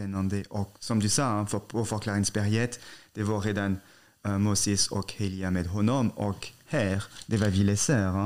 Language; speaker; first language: Swedish; non-native, fluent; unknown